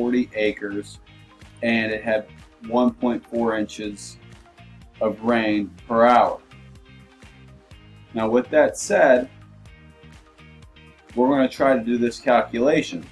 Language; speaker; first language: English; native; English